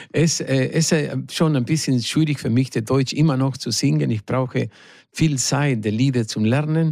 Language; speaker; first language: German; non-native, fluent; Spanish